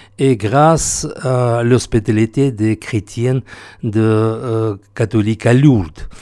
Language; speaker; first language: French; non-native, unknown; Russian